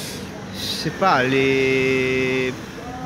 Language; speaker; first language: French; non-native, learner; Italian